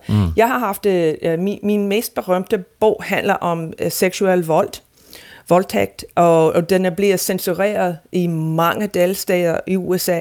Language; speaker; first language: Danish; non-native, fluent; English